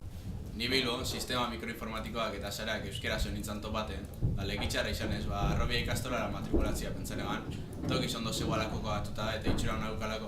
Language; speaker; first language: Basque; native; Basque